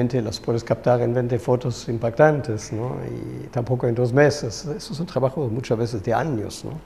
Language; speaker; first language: Spanish; non-native, fluent; German